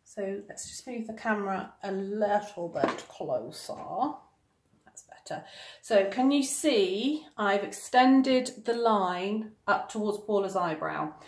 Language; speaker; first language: English; native; English